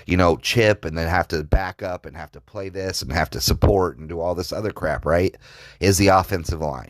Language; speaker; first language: English; native; English